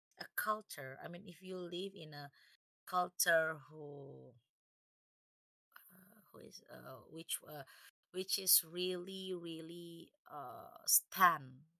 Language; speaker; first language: English; non-native, fluent; Indonesian